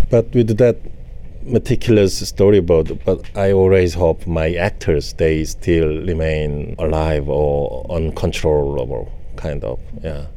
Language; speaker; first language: English; non-native, learner; Korean